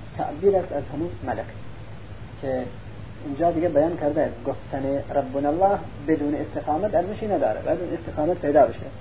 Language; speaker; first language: Persian; non-native, local second language; Central Kurdish